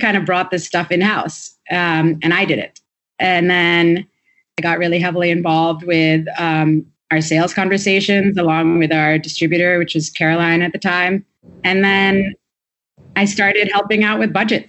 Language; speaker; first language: English; native; English